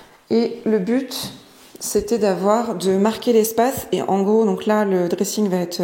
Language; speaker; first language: French; native; French